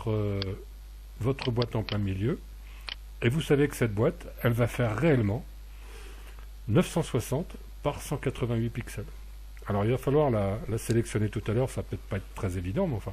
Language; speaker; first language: French; native; French